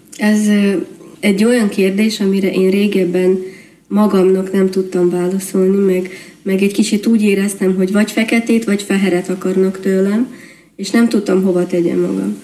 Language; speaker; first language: Hungarian; native; Hungarian